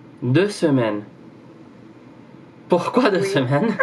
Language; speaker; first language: French; non-native, fluent; English